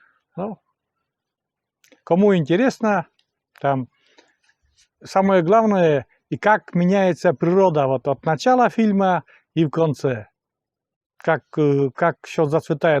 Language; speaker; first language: Russian; native; Russian